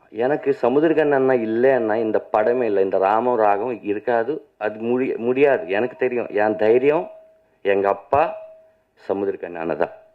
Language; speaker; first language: Tamil; non-native, learner; Telugu